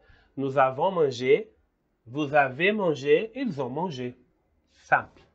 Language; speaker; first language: French; non-native, learner; Portuguese